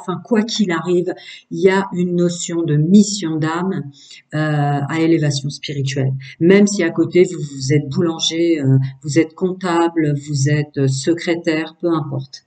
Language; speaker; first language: French; native; French